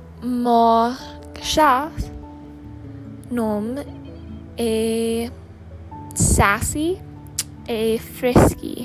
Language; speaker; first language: French; non-native, learner; English